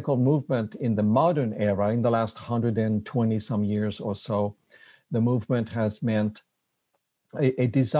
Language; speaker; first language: English; non-native, fluent; French